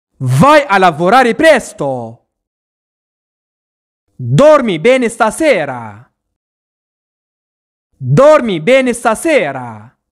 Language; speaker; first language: Italian; non-native, fluent; Arabic